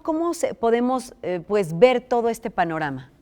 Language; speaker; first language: Spanish; native; Spanish